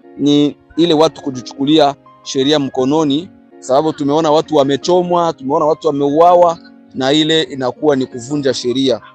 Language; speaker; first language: Swahili; non-native, local second language; Bembe